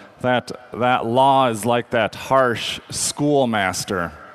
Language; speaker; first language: English; native; English